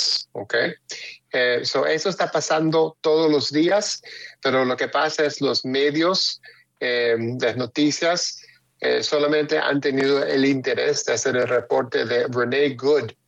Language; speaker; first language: Spanish; early bilingual, heritage; Spanish